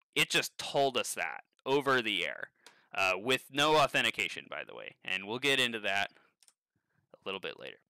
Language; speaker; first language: English; native; English